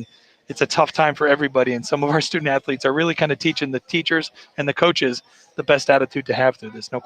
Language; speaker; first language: English; native; English